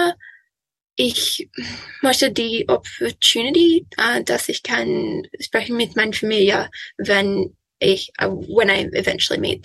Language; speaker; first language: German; non-native, learner; English